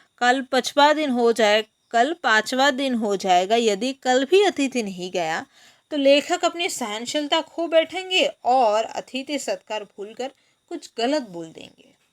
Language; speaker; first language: Hindi; non-native, local second language; Bangla